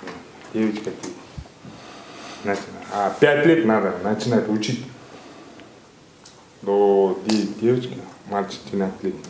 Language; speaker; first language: Russian; non-native, learner; Kyrgyz